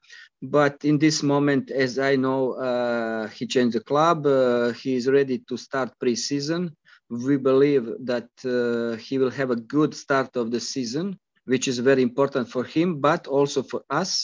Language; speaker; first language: English; non-native, fluent; Croatian